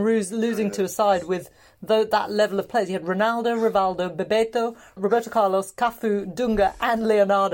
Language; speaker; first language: English; native; English